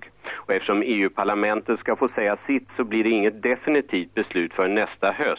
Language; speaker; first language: Swedish; native; Swedish